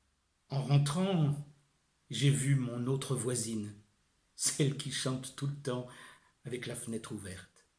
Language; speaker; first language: French; native; French